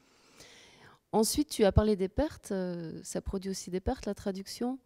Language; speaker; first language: French; native; French